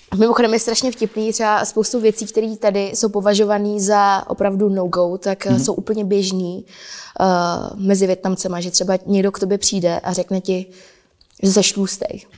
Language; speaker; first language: Czech; early bilingual, other home language; Vietnamese